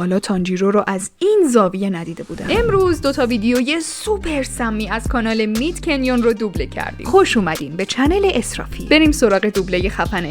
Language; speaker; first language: Persian; native; Persian